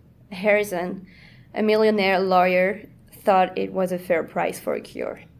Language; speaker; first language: English; non-native, fluent; French